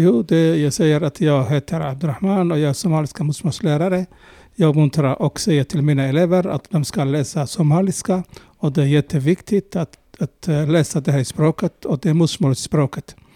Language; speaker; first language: Swedish; non-native, fluent; Somali